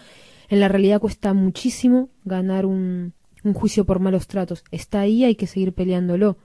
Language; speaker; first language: Spanish; native; Spanish